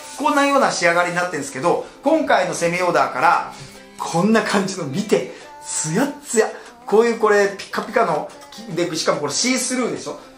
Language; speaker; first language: Japanese; native; Japanese